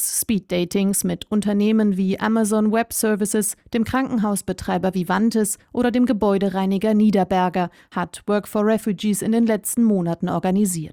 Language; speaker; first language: German; native; German